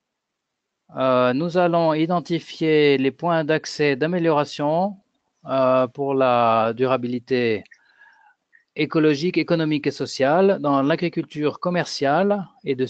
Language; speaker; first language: French; native; French